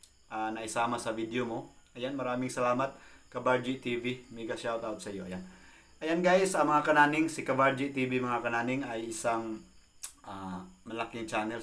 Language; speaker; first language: Filipino; non-native, local second language; Cebuano